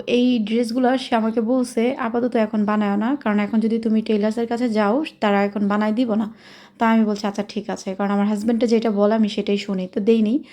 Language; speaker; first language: Bangla; native; Bangla